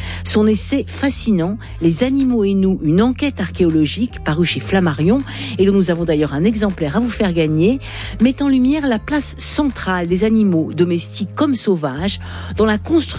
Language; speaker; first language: French; native; French